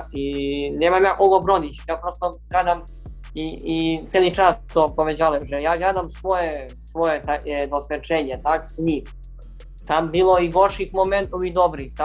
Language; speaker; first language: Polish; non-native, learner; Serbian